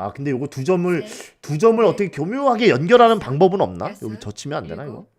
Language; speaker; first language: Korean; native; Korean